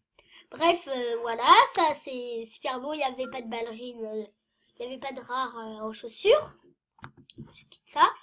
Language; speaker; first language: French; native; French